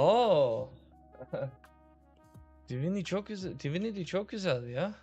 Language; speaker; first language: Turkish; early bilingual, heritage; Turkish